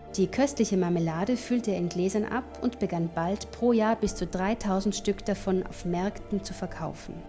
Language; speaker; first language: German; native; German